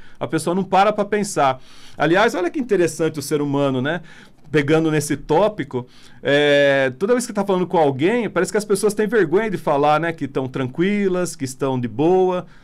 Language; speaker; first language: Portuguese; non-native, fluent; Italian